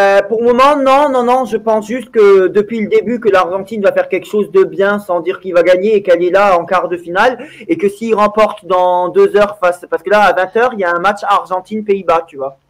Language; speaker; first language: French; native; French